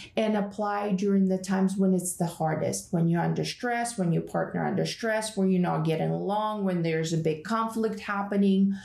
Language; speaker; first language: English; non-native, fluent; Russian